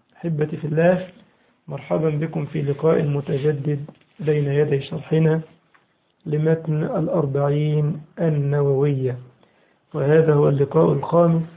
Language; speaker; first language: Arabic; native; Arabic